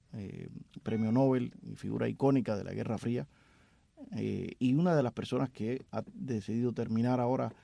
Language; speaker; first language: Spanish; native; Spanish